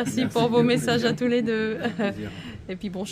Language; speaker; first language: French; native; French